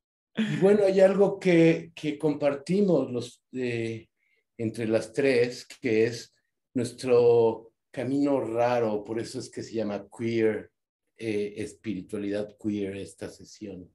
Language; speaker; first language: Spanish; native; Spanish